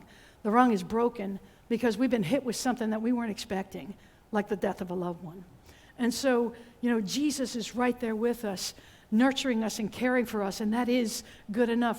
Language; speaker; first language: English; native; English